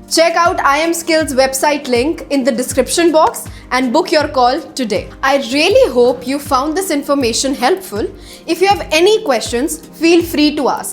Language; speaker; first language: English; non-native, local second language; Hindi